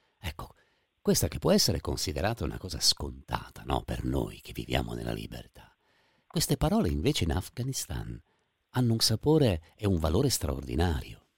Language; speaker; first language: Italian; native; Italian